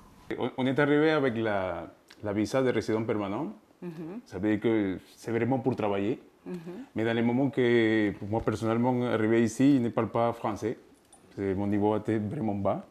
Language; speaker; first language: French; non-native, fluent; Spanish